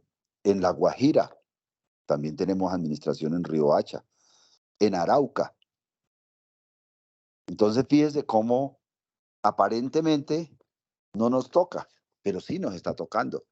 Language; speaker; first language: Spanish; native; Spanish